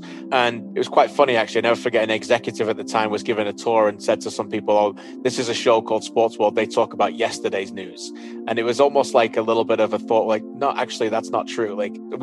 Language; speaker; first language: English; native; English